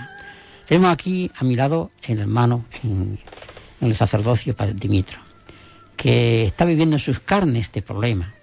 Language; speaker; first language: Spanish; native; Spanish